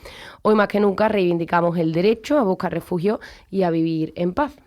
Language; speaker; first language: Spanish; native; Spanish